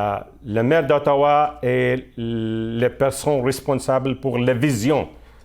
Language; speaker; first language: French; non-native, fluent; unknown